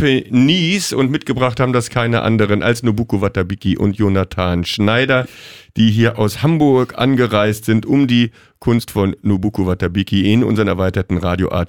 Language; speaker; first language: German; native; German